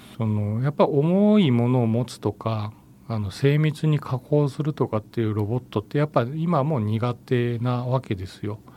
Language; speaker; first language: Japanese; native; Japanese